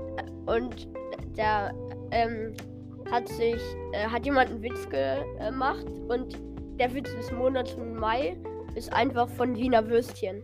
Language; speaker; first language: German; native; German